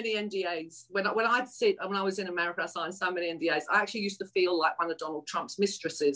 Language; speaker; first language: English; native; English